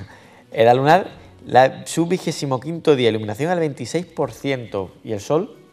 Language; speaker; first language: Spanish; native; Spanish